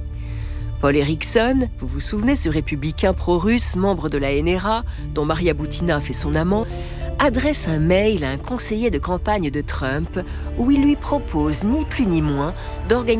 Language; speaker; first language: French; native; French